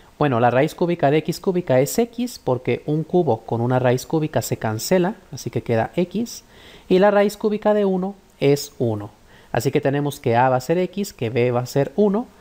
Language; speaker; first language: Spanish; native; Spanish